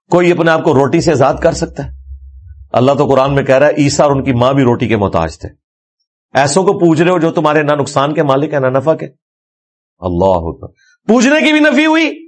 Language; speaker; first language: Urdu; non-native, local second language; Punjabi